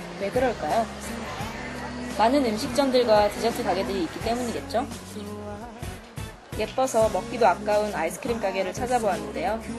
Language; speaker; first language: Korean; native; Korean